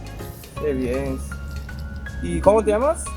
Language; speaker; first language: Spanish; non-native, learner; Japanese